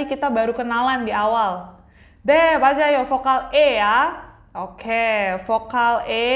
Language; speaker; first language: Indonesian; native; Indonesian